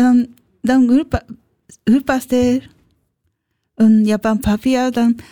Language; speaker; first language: German; non-native, learner; Japanese